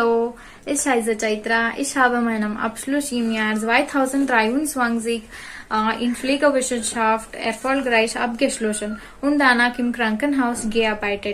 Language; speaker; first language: German; non-native, learner; Kannada